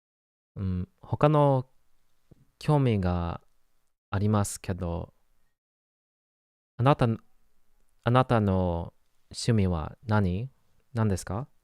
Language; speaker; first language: Japanese; non-native, learner; English